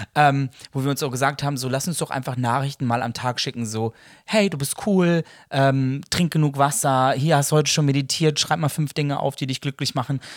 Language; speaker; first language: German; early bilingual, other home language; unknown